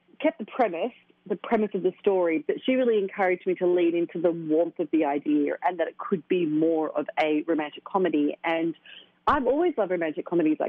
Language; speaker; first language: English; native; English